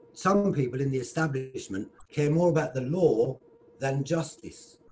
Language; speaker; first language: English; native; English